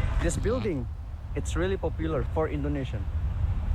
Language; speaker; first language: English; non-native, learner; Indonesian